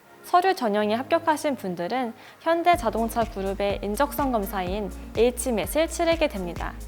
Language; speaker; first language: Korean; native; Korean